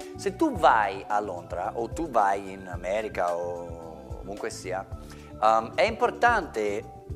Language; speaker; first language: Italian; non-native, fluent; English